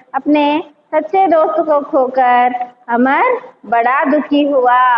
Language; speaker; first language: Hindi; non-native, local second language; Telugu